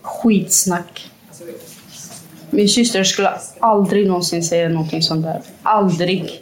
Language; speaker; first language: Swedish; non-native, fluent; Kurdish